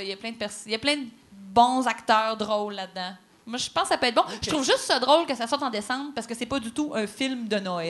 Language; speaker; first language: French; native; French